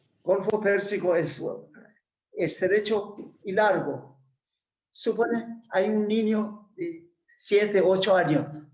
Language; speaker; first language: Spanish; non-native, learner; Persian